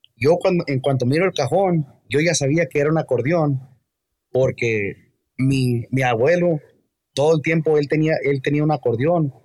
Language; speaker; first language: Spanish; early bilingual, heritage; Spanish